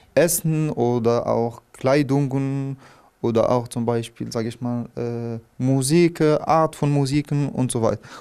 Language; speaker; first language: German; non-native, fluent; Arabic